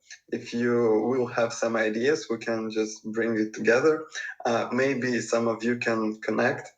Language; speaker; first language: English; non-native, fluent; Russian